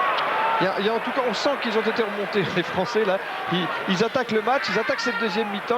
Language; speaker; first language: French; native; French